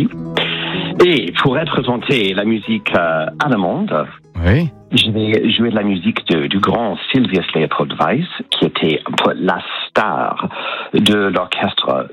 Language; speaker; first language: French; native; French